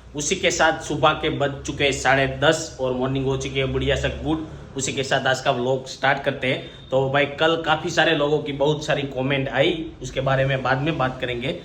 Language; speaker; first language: Hindi; non-native, local second language; Gujarati